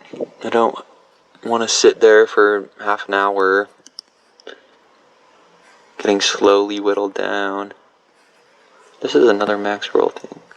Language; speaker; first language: English; native; English